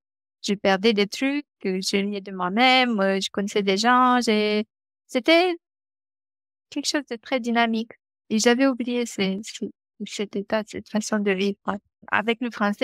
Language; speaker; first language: French; non-native, fluent; Romanian